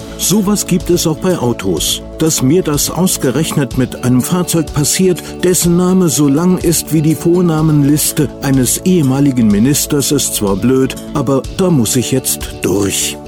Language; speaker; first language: German; native; German